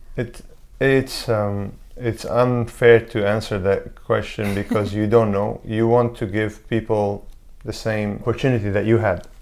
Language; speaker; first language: English; non-native, fluent; Arabic